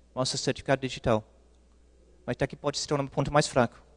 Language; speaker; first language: Portuguese; non-native, fluent; English